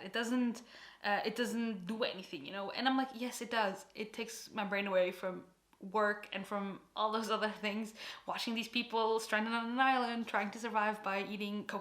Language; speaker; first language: English; non-native, fluent; Portuguese